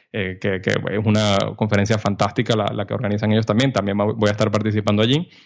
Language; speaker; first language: Spanish; native; Spanish